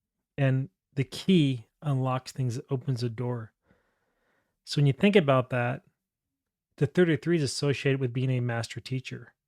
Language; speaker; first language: English; native; English